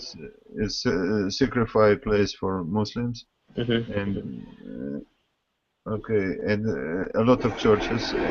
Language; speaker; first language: English; non-native, learner; Russian